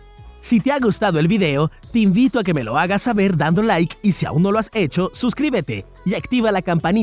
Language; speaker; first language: Spanish; native; Spanish